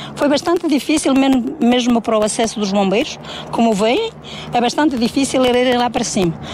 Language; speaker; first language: Portuguese; native; Portuguese